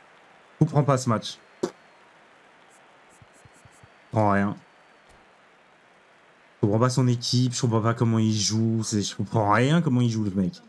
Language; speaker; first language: French; native; French